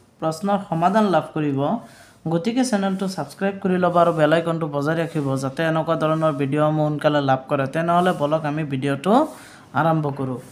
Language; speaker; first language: Assamese; non-native, local second language; Bangla